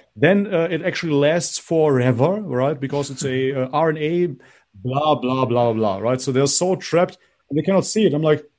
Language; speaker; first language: English; non-native, fluent; Macedonian